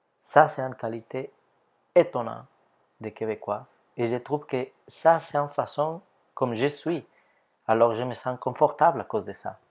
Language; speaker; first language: French; non-native, fluent; Spanish